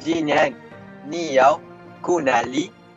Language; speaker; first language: Chinese; non-native, learner; Malay